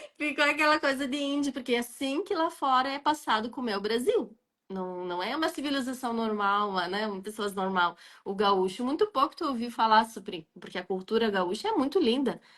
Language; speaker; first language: Portuguese; non-native, fluent; Arabic